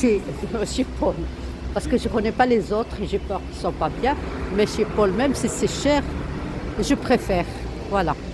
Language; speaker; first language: French; non-native, local second language; Arabic